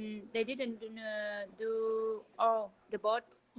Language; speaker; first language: English; non-native, learner; Vietnamese